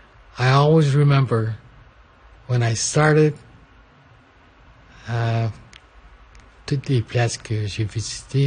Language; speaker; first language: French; non-native, fluent; English